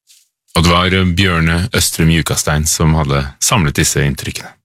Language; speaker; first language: Norwegian; native; Norwegian